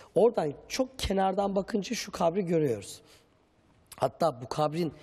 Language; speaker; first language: Turkish; native; Turkish